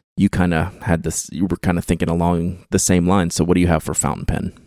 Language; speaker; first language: English; native; English